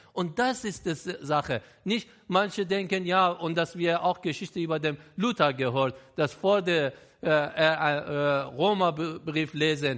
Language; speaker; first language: German; non-native, learner; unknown